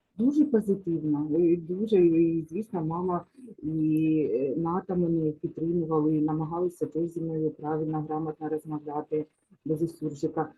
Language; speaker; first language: Ukrainian; non-native, local second language; Russian